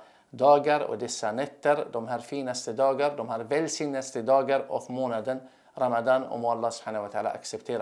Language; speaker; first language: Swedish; non-native, fluent; Arabic